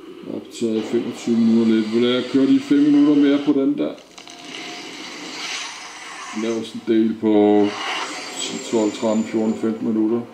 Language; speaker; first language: Danish; native; Danish